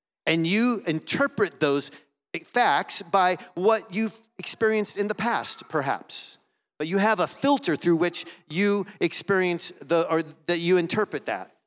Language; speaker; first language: English; native; English